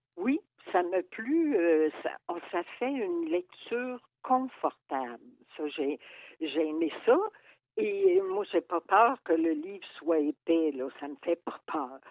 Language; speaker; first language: French; native; French